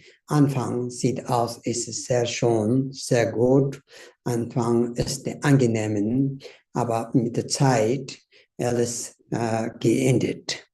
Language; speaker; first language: German; non-native, learner; Tibetan